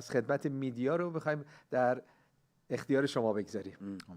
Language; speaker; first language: Persian; native; Persian